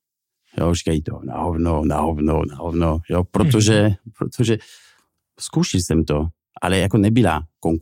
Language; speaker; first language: Czech; non-native, fluent; French